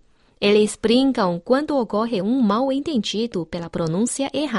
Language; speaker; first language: Portuguese; non-native, fluent; Chinese